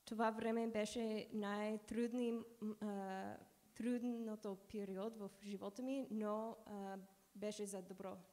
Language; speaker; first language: Bulgarian; non-native, learner; English